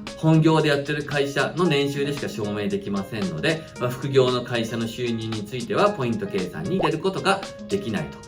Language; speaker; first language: Japanese; native; Japanese